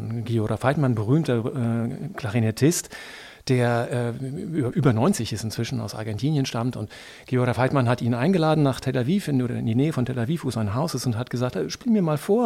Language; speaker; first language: German; native; German